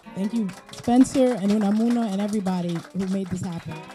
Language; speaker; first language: English; early bilingual, other home language; Spanish